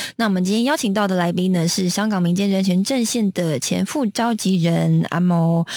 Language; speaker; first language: Chinese; native; Chinese